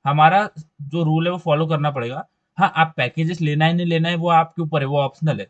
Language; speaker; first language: Hindi; non-native, local second language; Marathi